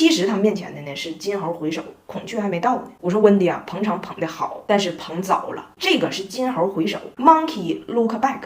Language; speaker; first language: Chinese; native; Chinese